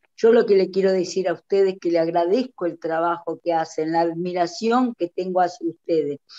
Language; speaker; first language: Spanish; non-native, fluent; Italian